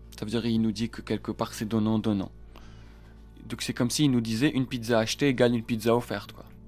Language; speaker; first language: French; non-native, local second language; Arabic